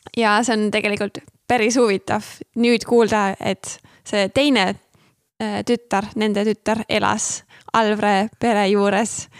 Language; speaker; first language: Estonian; non-native, fluent; German